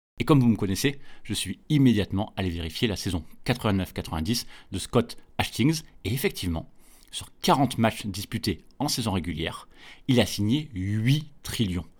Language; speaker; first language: French; native; French